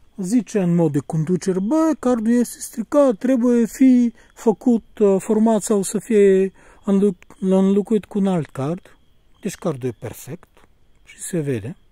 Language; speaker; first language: Romanian; non-native, fluent; Bulgarian